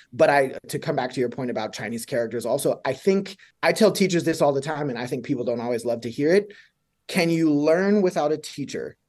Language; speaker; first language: English; native; English